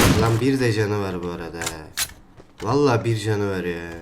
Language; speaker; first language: Turkish; native; Turkish